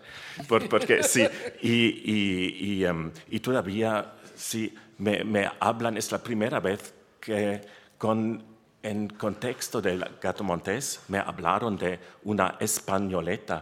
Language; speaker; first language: Spanish; non-native, learner; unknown